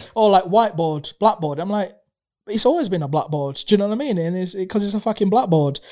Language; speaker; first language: English; non-native, local second language; Swahili